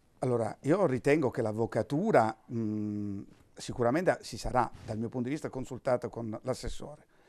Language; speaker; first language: Italian; native; Italian